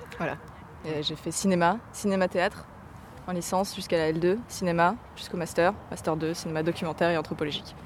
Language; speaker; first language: French; native; French